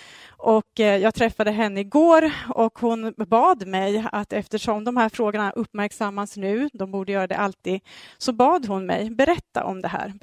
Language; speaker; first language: Swedish; native; Swedish